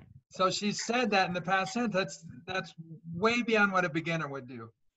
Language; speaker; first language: English; native; English